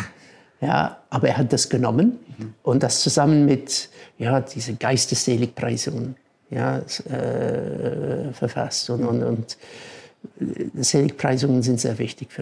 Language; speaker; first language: German; non-native, fluent; English